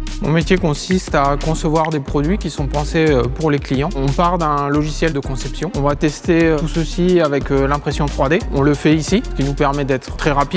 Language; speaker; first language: French; native; French